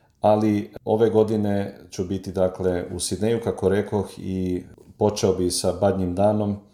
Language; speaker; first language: Serbian; native; Serbian